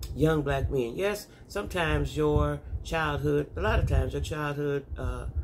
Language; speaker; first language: English; native; English